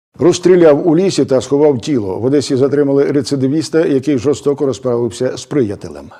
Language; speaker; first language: Ukrainian; native; Ukrainian